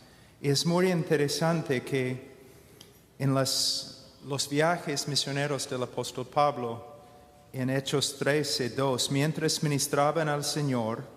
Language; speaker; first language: Spanish; non-native, fluent; English